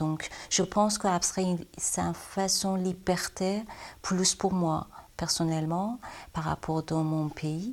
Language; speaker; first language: French; non-native, learner; Persian